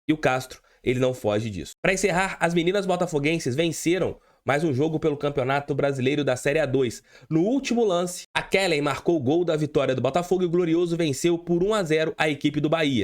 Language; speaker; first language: Portuguese; native; Portuguese